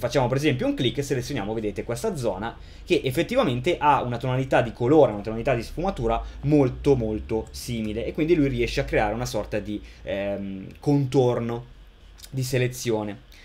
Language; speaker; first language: Italian; native; Italian